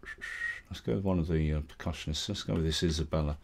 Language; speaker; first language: English; native; English